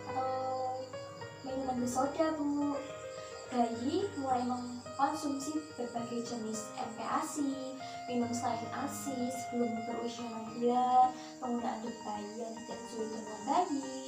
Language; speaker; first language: Indonesian; native; Indonesian